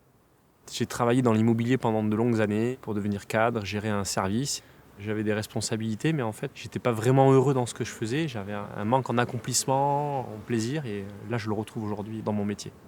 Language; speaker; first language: French; native; French